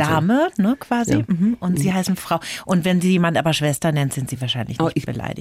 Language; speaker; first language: German; native; German